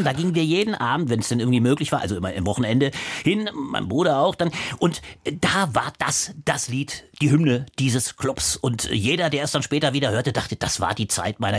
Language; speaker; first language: German; native; German